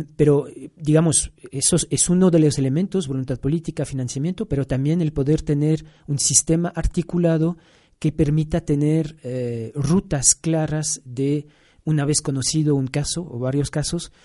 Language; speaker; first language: Spanish; non-native, fluent; French